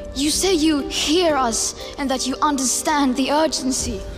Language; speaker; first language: English; non-native, fluent; Norwegian